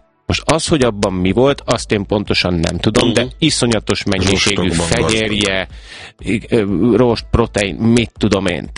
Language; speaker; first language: Hungarian; native; Hungarian